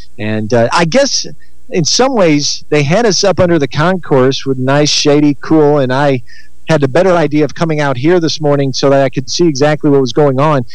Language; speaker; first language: English; native; English